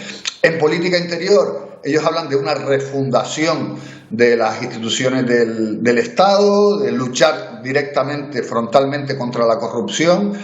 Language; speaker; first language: Spanish; native; Spanish